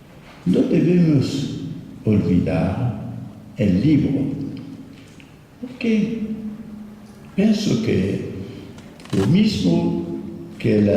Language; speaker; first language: Spanish; non-native, fluent; French